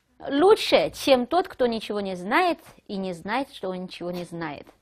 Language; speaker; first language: Russian; non-native, fluent; Chinese